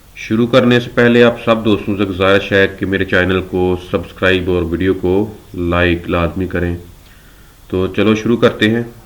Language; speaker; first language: Urdu; non-native, local second language; Punjabi